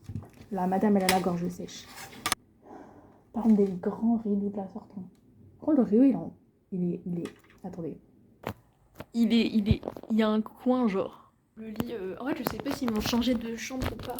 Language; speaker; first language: French; native; French